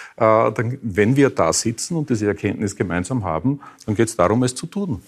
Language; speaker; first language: German; native; German